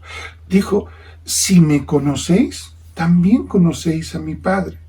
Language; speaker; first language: Spanish; native; Spanish